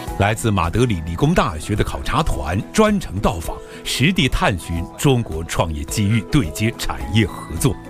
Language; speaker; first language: Chinese; native; Chinese